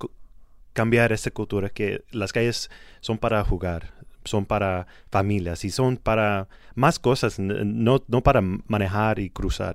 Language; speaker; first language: Spanish; non-native, learner; English